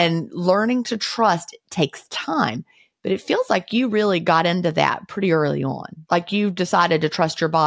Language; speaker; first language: English; native; English